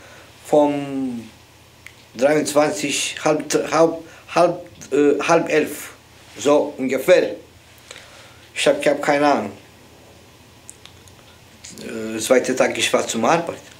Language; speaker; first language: German; non-native, learner; Romanian